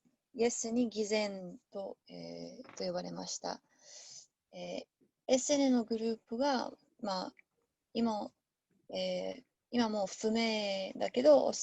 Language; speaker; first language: Japanese; non-native, learner; English